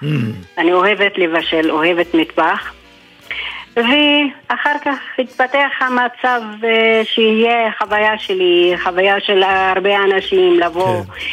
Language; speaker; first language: Hebrew; non-native, local second language; Arabic